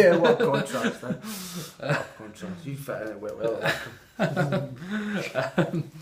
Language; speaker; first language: English; native; English